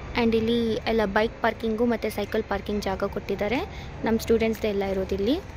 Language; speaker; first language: Kannada; non-native, local second language; Telugu